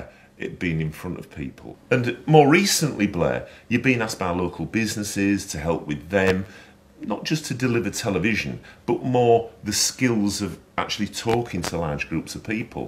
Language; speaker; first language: English; native; English